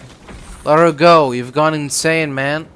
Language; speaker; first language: English; native; English